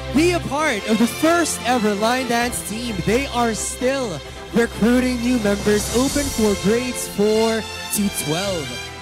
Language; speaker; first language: English; non-native, local second language; Filipino